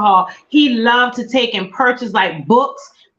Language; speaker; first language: English; native; English